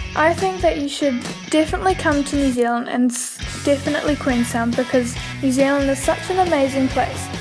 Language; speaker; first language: English; native; English